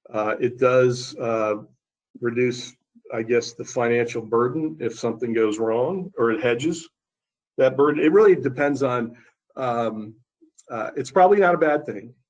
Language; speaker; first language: English; native; English